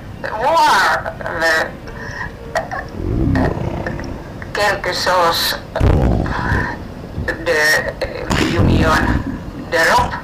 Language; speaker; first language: French; non-native, learner; Finnish